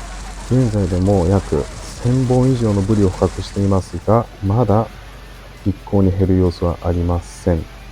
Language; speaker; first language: Japanese; native; Japanese